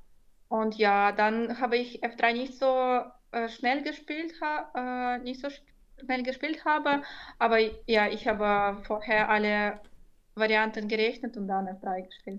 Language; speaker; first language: German; non-native, fluent; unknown